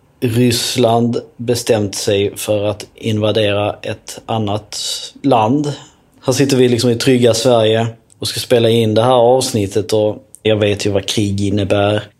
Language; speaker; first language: Swedish; early bilingual, other home language; Albanian